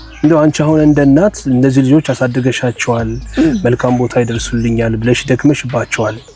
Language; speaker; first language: Amharic; native; Amharic